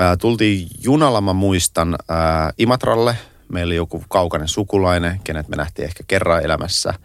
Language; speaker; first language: Finnish; early bilingual, other home language; Russian